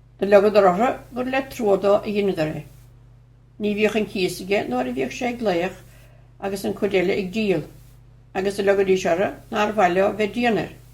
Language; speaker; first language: Irish; native; Irish